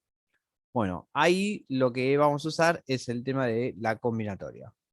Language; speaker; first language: Spanish; native; Spanish